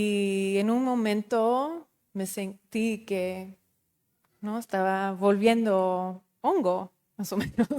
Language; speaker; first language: Spanish; non-native, fluent; Dutch